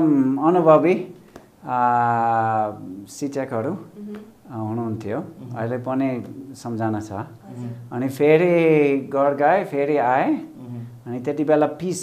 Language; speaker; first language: Nepali; non-native, fluent; English